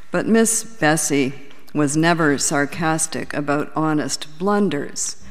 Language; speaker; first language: English; native; English